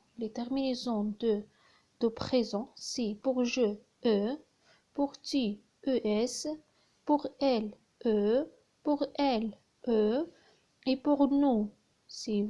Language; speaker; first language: French; non-native, learner; Arabic